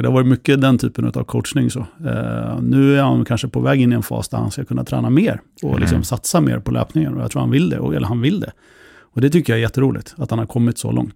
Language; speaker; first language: Swedish; native; Swedish